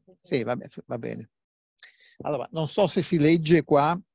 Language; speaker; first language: Italian; native; Italian